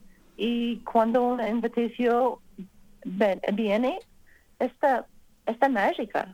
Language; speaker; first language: Spanish; non-native, learner; English